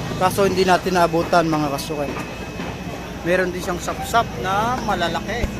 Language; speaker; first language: Filipino; non-native, local second language; Bikol